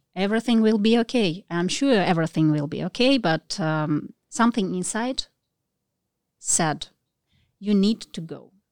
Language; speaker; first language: English; non-native, learner; Russian